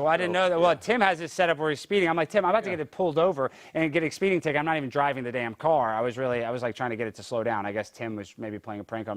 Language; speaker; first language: English; native; English